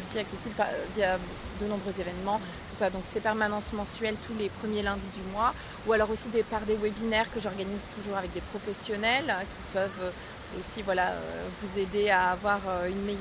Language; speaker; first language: French; native; French